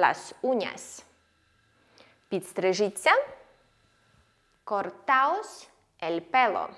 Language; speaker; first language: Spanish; non-native, fluent; Ukrainian